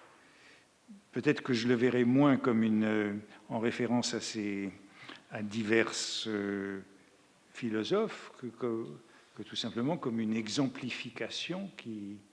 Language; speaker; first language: French; native; French